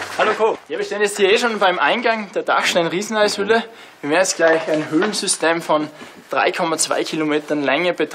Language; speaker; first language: German; native; German